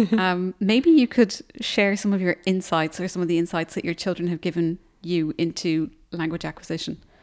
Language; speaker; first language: English; native; English